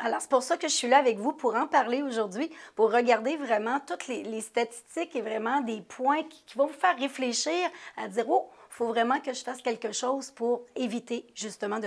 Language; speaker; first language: French; native; French